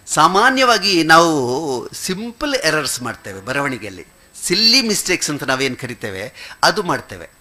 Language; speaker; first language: Kannada; non-native, local second language; Malayalam